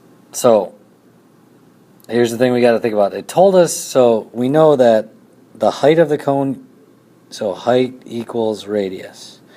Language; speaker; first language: English; native; English